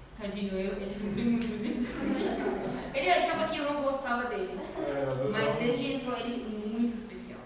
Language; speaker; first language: Portuguese; non-native, learner; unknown